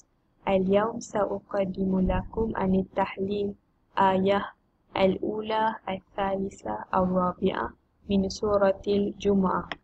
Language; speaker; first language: Arabic; non-native, learner; Malay